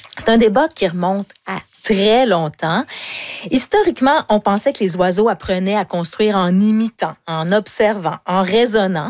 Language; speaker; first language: French; native; French